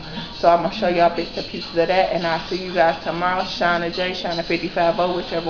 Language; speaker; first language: English; native; English